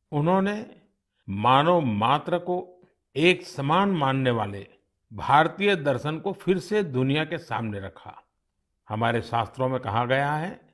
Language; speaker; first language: Hindi; non-native, local second language; Gujarati